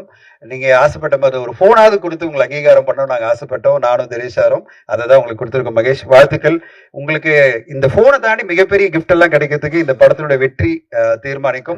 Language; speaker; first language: Tamil; native; Tamil